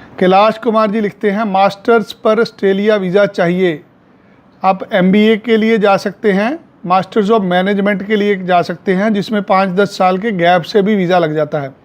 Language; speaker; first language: Hindi; non-native, local second language; Punjabi